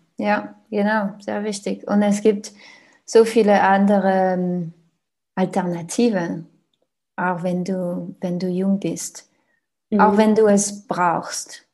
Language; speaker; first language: German; non-native, learner; French